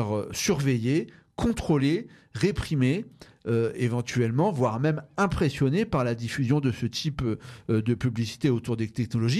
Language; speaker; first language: French; native; French